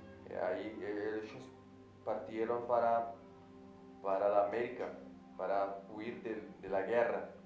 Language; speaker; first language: Spanish; non-native, fluent; Portuguese